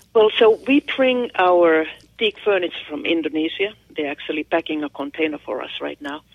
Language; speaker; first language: English; non-native, fluent; Finnish